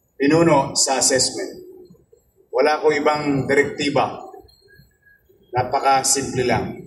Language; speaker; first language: Filipino; native; Filipino